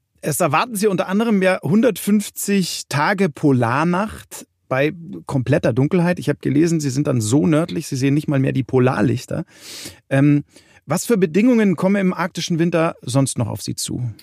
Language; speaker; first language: German; native; German